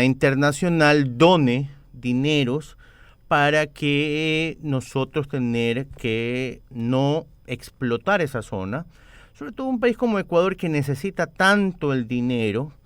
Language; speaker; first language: Spanish; native; Spanish